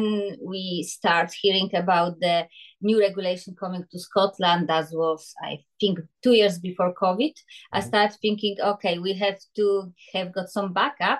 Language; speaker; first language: English; non-native, learner; Polish